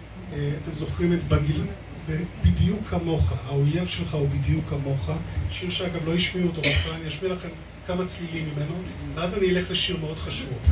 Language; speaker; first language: Hebrew; native; Hebrew